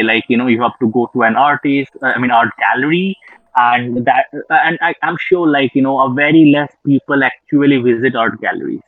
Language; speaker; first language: English; non-native, local second language; Bangla